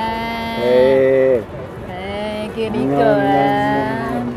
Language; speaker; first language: Spanish; non-native, learner; Chinese